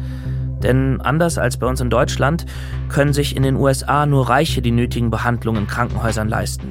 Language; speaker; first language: German; native; German